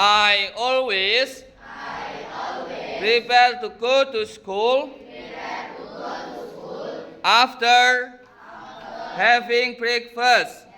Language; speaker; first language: English; non-native, fluent; Indonesian